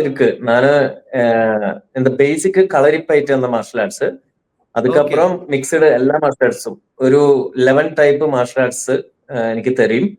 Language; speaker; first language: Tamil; non-native, learner; Malayalam